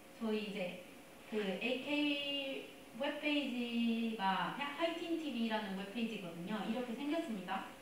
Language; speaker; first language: Korean; non-native, fluent; Spanish